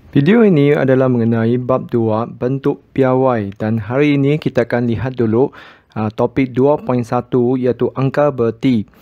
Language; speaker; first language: Malay; non-native, local second language; Chinese